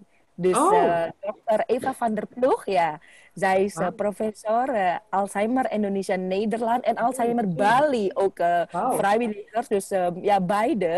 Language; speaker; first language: Dutch; non-native, learner; Indonesian